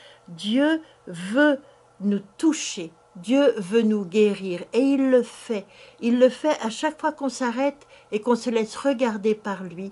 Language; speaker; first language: French; native; French